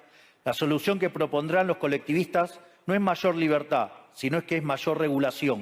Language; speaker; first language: Spanish; native; Spanish